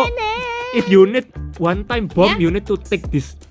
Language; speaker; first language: English; non-native, fluent; Indonesian